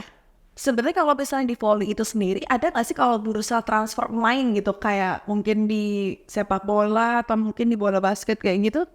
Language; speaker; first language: Indonesian; native; Indonesian